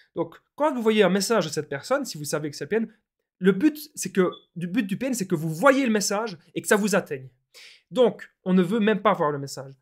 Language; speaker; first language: French; native; French